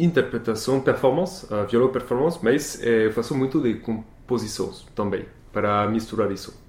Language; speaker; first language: Portuguese; non-native, learner; French